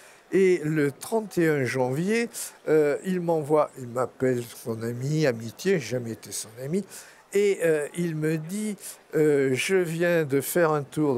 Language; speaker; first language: French; native; French